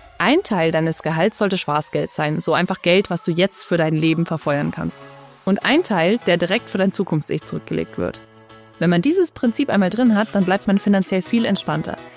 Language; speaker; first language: German; native; German